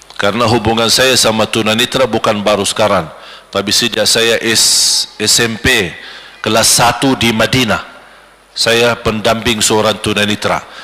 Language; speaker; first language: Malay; non-native, fluent; Arabic